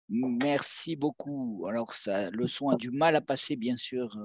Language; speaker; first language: French; non-native, fluent; Tuvinian